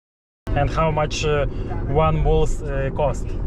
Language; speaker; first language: English; non-native, learner; Lithuanian